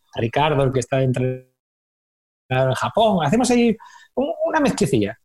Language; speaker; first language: Spanish; native; Spanish